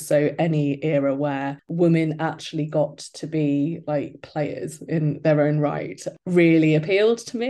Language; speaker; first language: English; native; English